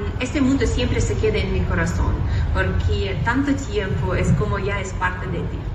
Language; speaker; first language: Spanish; non-native, fluent; Russian